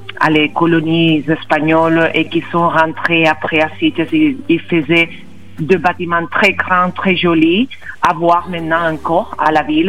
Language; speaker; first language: French; non-native, fluent; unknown